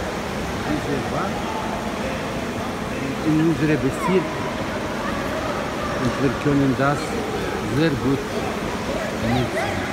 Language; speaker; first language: German; non-native, learner; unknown